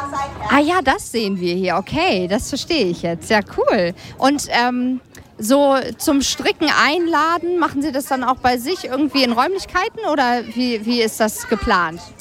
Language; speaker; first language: German; native; German